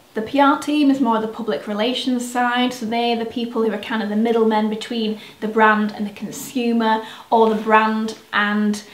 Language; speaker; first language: English; native; English